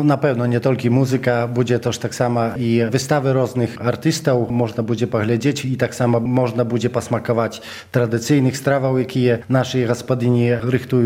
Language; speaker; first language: Polish; non-native, local second language; Belarusian